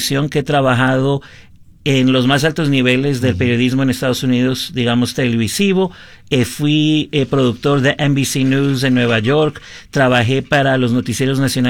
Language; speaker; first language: Spanish; early bilingual, heritage; Spanish